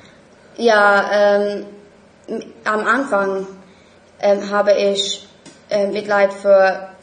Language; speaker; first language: German; non-native, learner; English